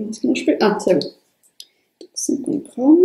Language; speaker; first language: French; native; French